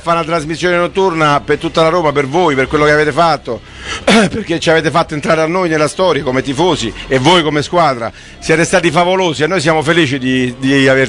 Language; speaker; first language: Italian; native; Italian